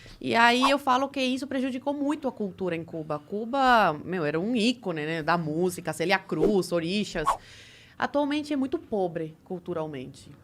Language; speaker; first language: Portuguese; early bilingual, other home language; Spanish